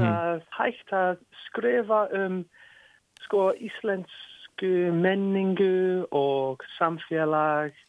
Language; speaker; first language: Icelandic; non-native, fluent; English